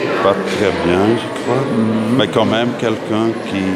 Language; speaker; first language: French; non-native, local second language; Dutch